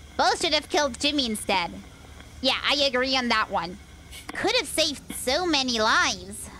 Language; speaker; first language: English; non-native, fluent; German